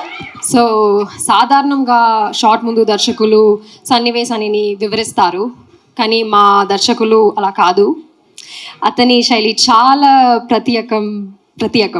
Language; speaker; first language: Telugu; non-native, learner; Malayalam